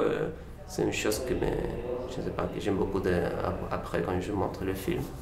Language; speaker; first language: French; non-native, learner; Spanish